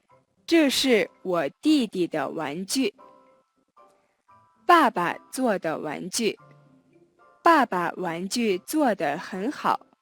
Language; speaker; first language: Chinese; non-native, learner; Mongolian